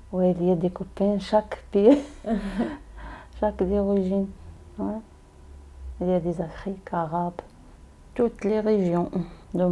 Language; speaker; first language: French; non-native, learner; Arabic